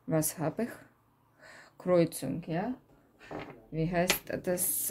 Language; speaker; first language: German; non-native, learner; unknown